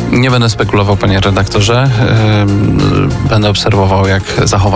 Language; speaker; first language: Polish; native; Polish